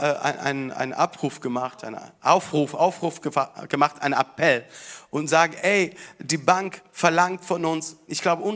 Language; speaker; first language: German; non-native, fluent; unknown